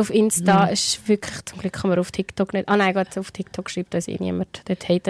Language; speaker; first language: German; native; German